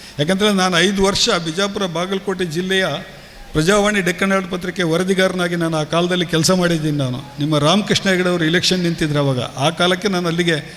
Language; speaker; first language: Kannada; non-native, local second language; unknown